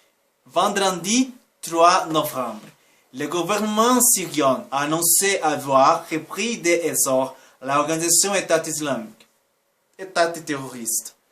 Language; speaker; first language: French; non-native, learner; Portuguese